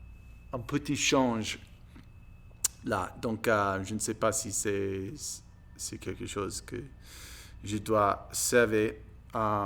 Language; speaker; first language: French; non-native, learner; English